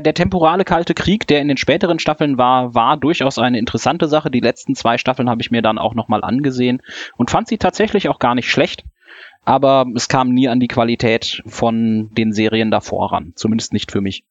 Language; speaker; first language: German; native; German